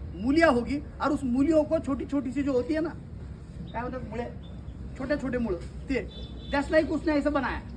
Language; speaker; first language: Hindi; non-native, local second language; Marathi